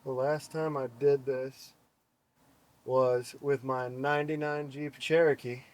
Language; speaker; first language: English; native; English